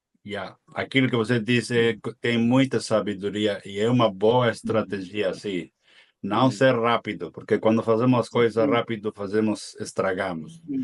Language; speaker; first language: Portuguese; non-native, fluent; Spanish